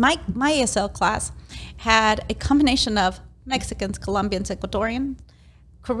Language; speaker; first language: English; non-native, fluent; Spanish